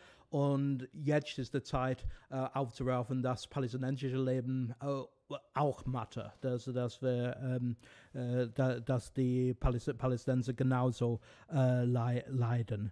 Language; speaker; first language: German; non-native, fluent; English